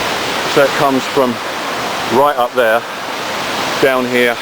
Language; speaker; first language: English; native; English